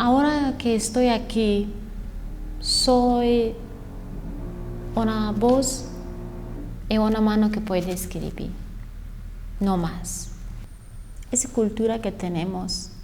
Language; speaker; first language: Spanish; non-native, learner; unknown